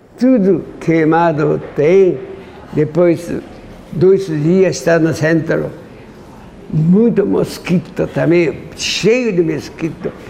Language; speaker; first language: Portuguese; non-native, learner; Japanese